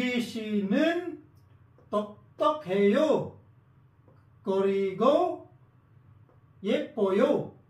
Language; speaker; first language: Korean; non-native, fluent; Filipino